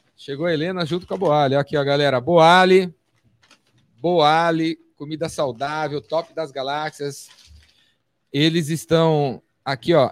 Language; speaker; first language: Portuguese; native; Portuguese